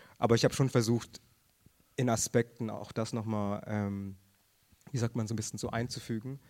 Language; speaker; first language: German; early bilingual, other home language; Tamil